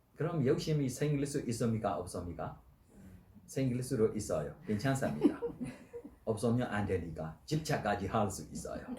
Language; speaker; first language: Korean; non-native, learner; Burmese